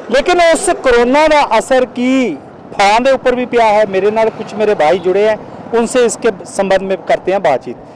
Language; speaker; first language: Hindi; non-native, local second language; Punjabi